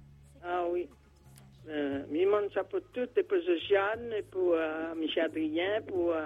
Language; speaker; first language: French; non-native, local second language; Réunion Creole French